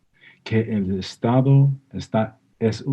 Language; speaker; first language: Spanish; non-native, fluent; English